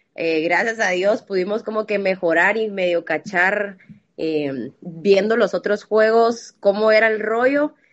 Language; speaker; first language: Spanish; native; Spanish